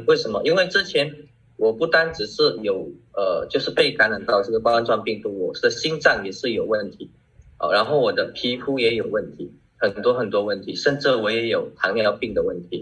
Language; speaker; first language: Chinese; early bilingual, heritage; Chinese